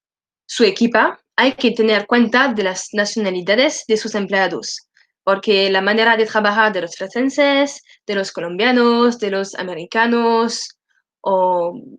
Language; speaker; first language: Spanish; non-native, learner; French